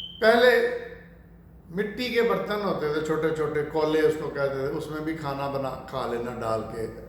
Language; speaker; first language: Urdu; non-native, local second language; Punjabi